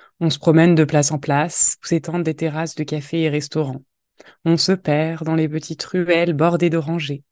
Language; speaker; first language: French; native; French